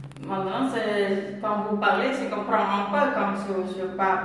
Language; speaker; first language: French; non-native, learner; Khmer